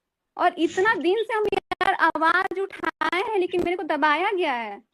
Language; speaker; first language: Hindi; native; Hindi